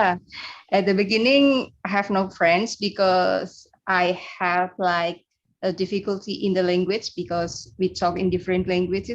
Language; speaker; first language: English; non-native, learner; Indonesian